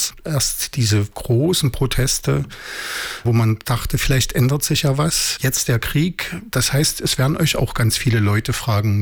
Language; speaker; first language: German; native; German